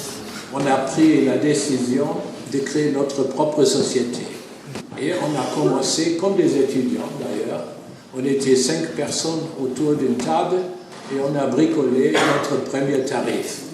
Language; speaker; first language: French; non-native, fluent; German